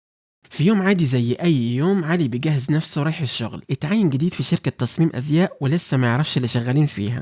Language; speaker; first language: Arabic; native; Arabic